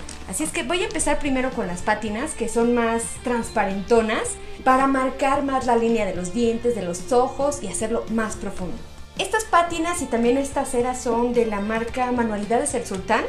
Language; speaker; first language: Spanish; native; Spanish